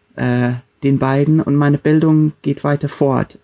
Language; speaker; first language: German; non-native, fluent; English